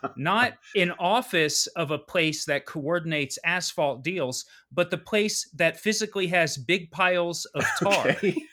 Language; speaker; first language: English; native; English